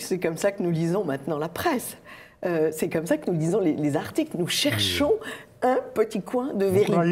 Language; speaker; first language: French; native; French